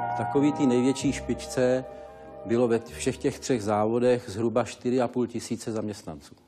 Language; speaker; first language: Czech; native; Czech